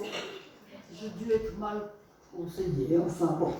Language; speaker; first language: French; non-native, fluent; Polish